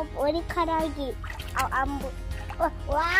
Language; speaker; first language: Korean; early bilingual, heritage; Korean